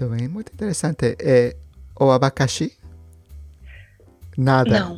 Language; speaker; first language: Portuguese; non-native, learner; Spanish